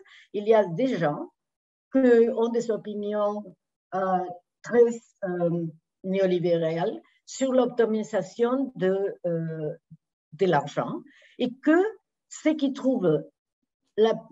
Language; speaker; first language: French; non-native, fluent; Spanish